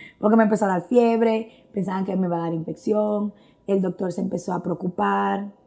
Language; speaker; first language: Spanish; native; Spanish